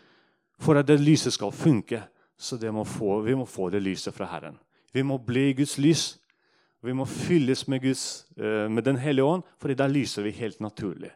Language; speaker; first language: Norwegian; non-native, fluent; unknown